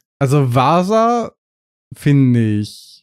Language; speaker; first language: German; native; German